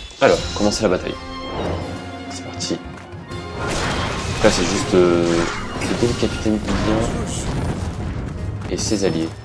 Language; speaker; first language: French; native; French